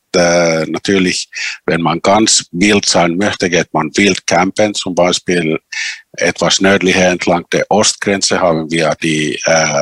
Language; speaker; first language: German; non-native, fluent; Finnish